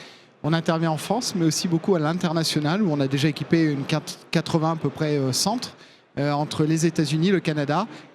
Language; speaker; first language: French; native; French